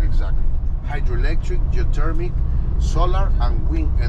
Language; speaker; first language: English; non-native, fluent; Spanish